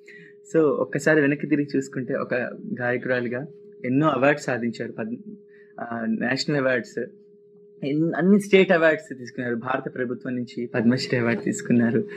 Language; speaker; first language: Telugu; native; Telugu